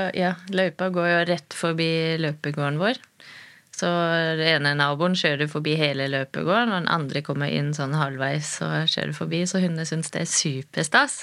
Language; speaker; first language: Norwegian; non-native, fluent; German